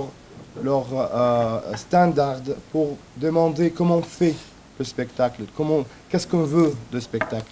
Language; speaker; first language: French; non-native, fluent; Arabic